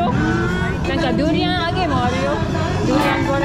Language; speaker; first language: Japanese; non-native, fluent; Malay